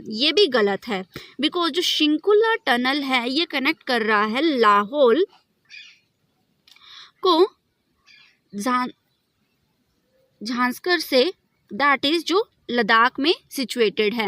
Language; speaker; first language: Hindi; native; Hindi